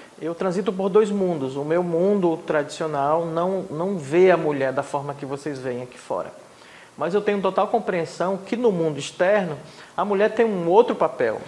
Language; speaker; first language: Portuguese; non-native, local second language; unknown